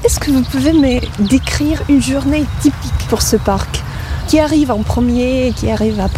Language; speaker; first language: French; native; French